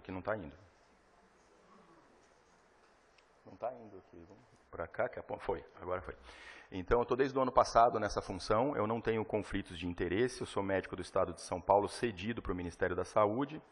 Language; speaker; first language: Portuguese; native; Portuguese